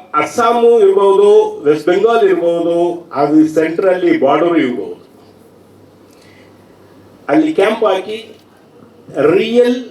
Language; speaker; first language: Kannada; non-native, learner; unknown